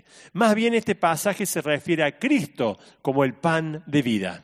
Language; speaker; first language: Spanish; native; Spanish